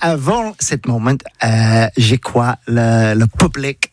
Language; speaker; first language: French; non-native, learner; English